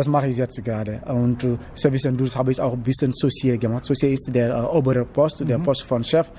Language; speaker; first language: German; non-native, learner; Wolof